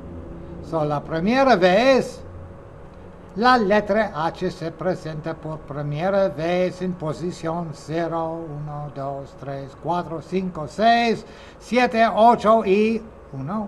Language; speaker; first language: Spanish; non-native, fluent; English